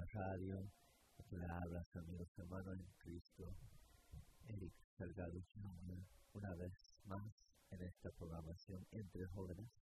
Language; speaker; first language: Spanish; early bilingual, heritage; English